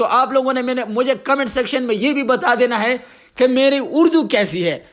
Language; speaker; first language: Urdu; non-native, local second language; Pashto